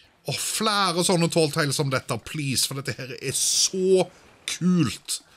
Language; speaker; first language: Norwegian; native; Norwegian